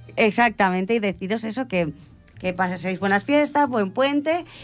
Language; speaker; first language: Spanish; non-native, local second language; Catalan